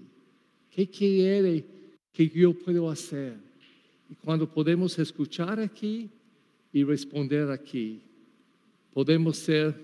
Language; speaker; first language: Spanish; non-native, learner; English